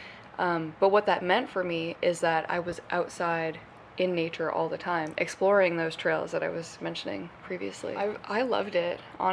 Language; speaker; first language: English; native; English